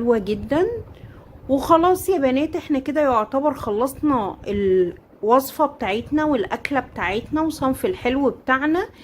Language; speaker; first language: Arabic; native; Arabic